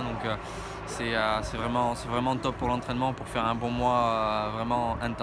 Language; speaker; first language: French; native; French